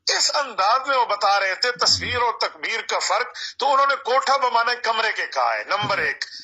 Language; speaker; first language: Urdu; non-native, local second language; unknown